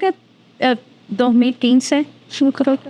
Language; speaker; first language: Spanish; early bilingual, heritage; Spanish